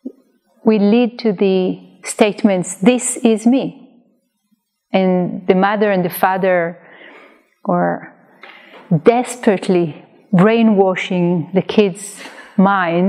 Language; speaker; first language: English; non-native, fluent; Hebrew